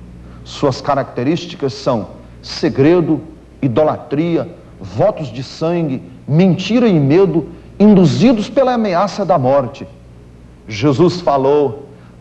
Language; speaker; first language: Portuguese; native; Portuguese